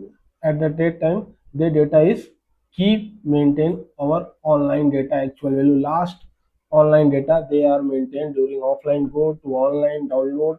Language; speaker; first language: English; non-native, local second language; Hindi